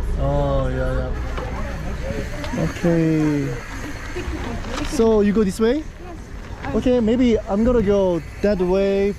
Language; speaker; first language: English; non-native, learner; Korean